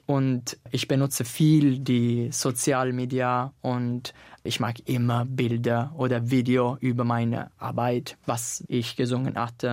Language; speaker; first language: German; non-native, learner; Italian